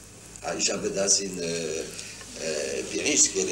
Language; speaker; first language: German; non-native, fluent; French